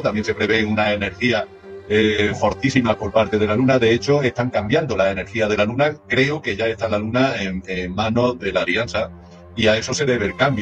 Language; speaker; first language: Spanish; native; Spanish